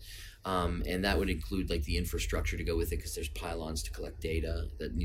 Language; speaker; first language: English; native; English